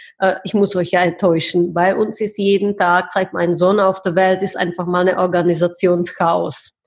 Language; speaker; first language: German; non-native, fluent; Czech